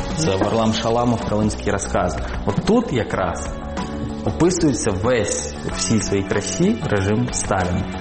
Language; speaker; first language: Ukrainian; non-native, local second language; Russian